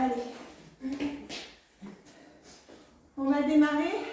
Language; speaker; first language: French; native; French